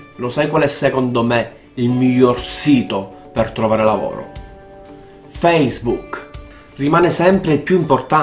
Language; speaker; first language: Italian; native; Italian